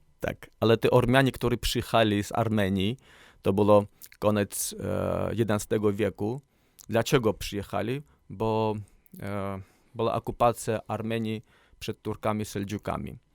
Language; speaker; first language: Polish; non-native, learner; Armenian